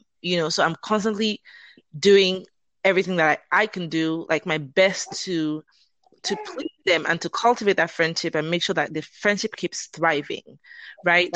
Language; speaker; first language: English; non-native, local second language; Yoruba